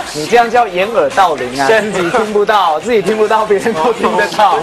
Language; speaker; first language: Chinese; native; Chinese